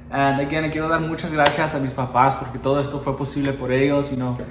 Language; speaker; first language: Spanish; early bilingual, heritage; Spanish